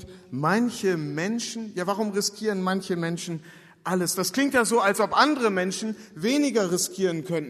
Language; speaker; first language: German; native; German